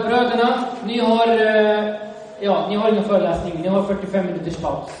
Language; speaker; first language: Swedish; early bilingual, other home language; Arabic